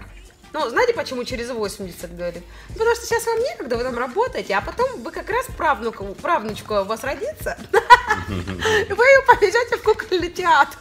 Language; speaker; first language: Russian; native; Russian